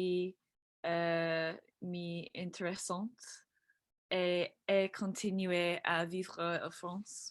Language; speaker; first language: French; non-native, learner; English